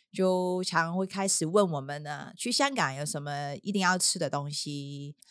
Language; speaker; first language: Chinese; non-native, local second language; Cantonese